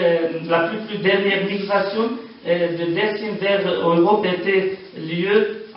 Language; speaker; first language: French; non-native, learner; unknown